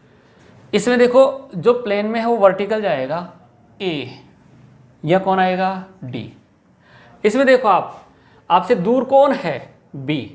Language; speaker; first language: Hindi; native; Hindi